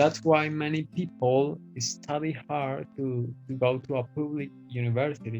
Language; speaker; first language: English; non-native, fluent; Spanish